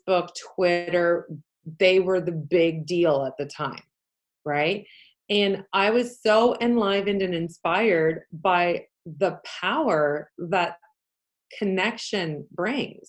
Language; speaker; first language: English; early bilingual, other home language; Polish